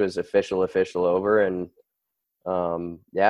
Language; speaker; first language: English; native; English